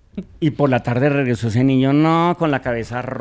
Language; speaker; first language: Spanish; native; Spanish